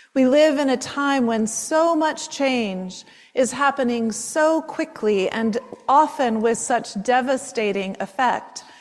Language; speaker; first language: English; native; English